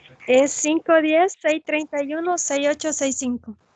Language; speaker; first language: Spanish; native; Spanish